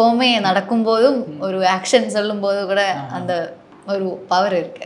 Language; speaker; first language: Tamil; non-native, learner; Malayalam